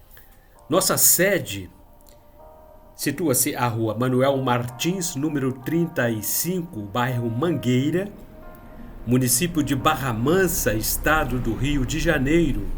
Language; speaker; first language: Portuguese; native; Portuguese